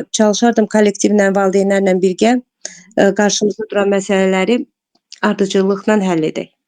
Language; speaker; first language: Azerbaijani; non-native, local second language; Russian